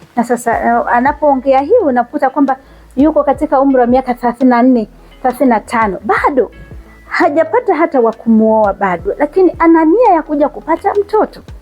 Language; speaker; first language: Swahili; non-native, local second language; Kikuyu